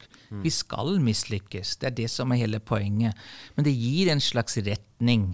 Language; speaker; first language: Norwegian; non-native, fluent; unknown